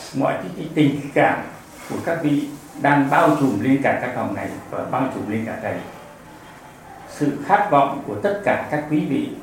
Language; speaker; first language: Vietnamese; native; Vietnamese